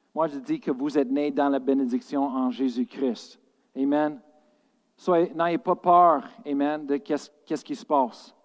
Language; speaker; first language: French; non-native, fluent; English